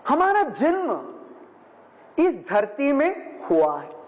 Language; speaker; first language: Hindi; non-native, local second language; Malayalam